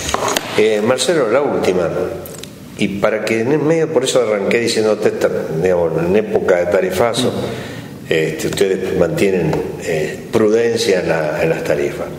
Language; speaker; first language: Spanish; native; Spanish